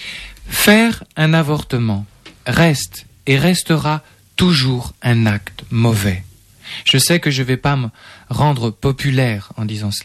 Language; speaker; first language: French; native; French